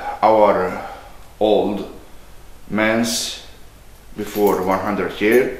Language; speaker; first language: English; non-native, learner; Bosnian